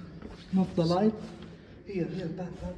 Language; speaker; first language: English; non-native, learner; Arabic